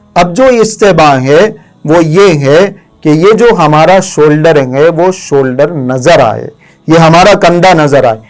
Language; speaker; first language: Urdu; native; Urdu